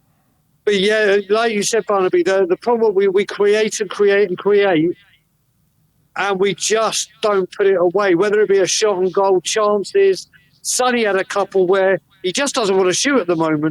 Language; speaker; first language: English; native; English